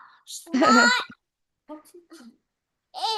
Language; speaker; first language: English; non-native, learner; Vietnamese